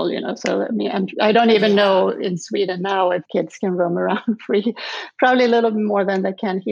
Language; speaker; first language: English; non-native, fluent; Swedish